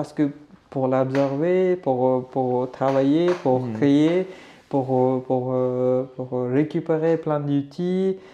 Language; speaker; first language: French; non-native, learner; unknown